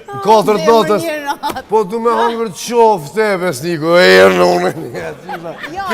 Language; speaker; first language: Albanian; native; Albanian